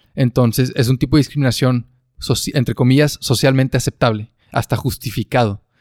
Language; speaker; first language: Spanish; native; Spanish